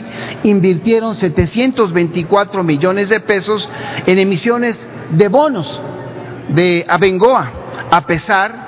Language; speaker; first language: Spanish; native; Spanish